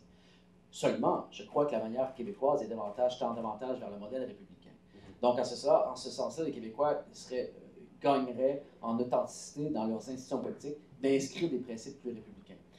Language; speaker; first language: French; native; French